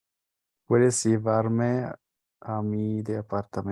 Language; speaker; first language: Spanish; non-native, learner; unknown